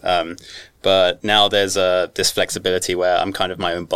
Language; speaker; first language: English; native; English